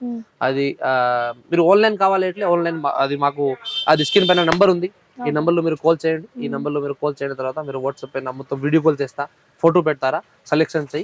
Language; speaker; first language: Telugu; non-native, local second language; Hindi